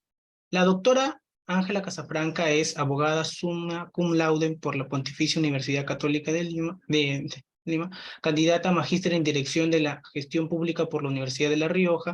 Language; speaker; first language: Spanish; native; Spanish